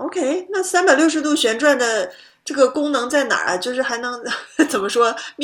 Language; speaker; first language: Chinese; native; Chinese